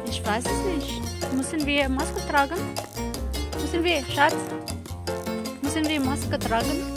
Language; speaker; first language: German; non-native, learner; Cebuano